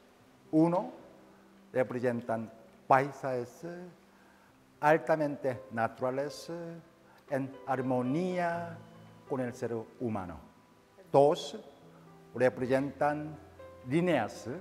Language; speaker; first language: Spanish; non-native, fluent; Korean